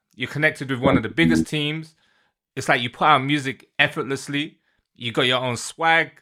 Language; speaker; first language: English; native; English